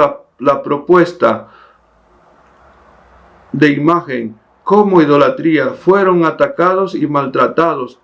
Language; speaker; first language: Spanish; native; Spanish